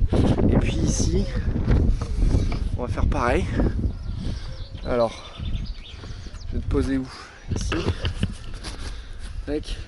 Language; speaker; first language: French; native; French